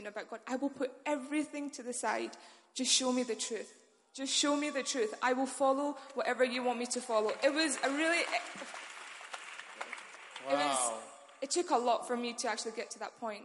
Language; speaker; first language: English; non-native, local second language; Urdu